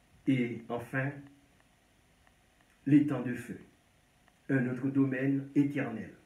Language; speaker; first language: French; non-native, local second language; Haitian Creole